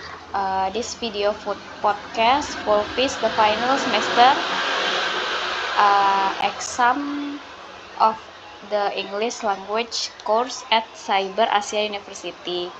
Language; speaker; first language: English; non-native, learner; Indonesian